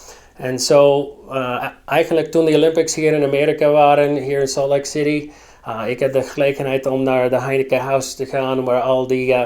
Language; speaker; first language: Dutch; non-native, learner; English